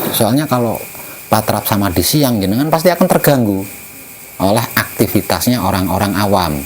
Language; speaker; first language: Indonesian; non-native, local second language; Javanese